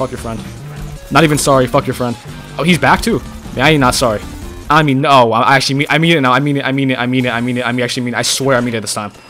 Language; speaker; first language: English; native; English